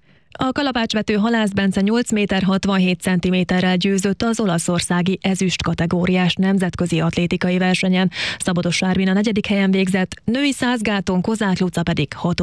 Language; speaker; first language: Hungarian; native; Hungarian